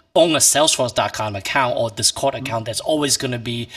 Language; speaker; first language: English; non-native, local second language; Cantonese